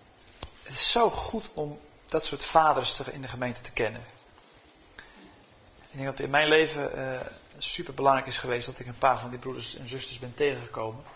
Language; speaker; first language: Dutch; native; Dutch